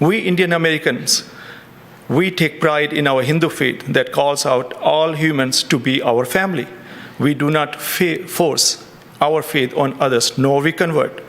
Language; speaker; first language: English; non-native, fluent; German